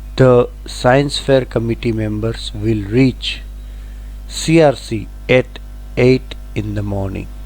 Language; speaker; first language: English; non-native, local second language; Gujarati